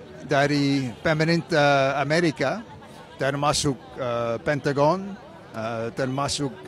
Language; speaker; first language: Indonesian; non-native, fluent; English